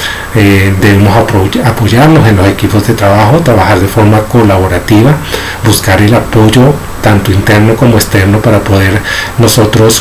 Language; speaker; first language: Spanish; native; Spanish